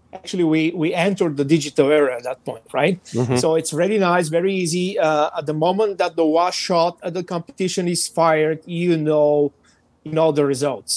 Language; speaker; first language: English; non-native, fluent; Bulgarian